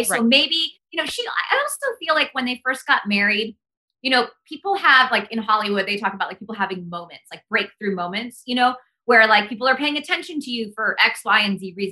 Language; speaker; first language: English; early bilingual, other home language; Spanish